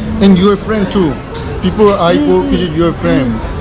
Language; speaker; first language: English; non-native, learner; Korean